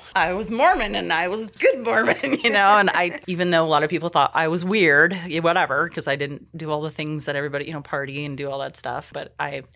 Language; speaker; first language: English; native; English